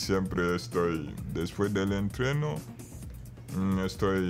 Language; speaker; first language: Spanish; non-native, fluent; Bambara